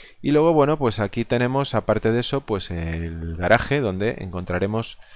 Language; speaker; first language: Spanish; non-native, local second language; Galician